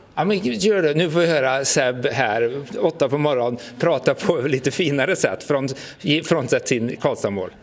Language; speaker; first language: Swedish; native; Swedish